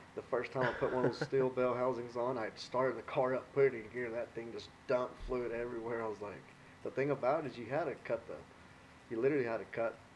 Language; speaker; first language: English; native; English